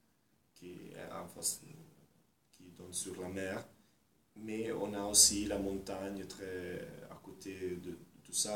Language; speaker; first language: French; non-native, fluent; Italian